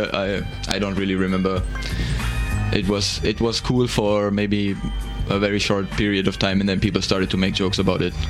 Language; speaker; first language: English; non-native, fluent; German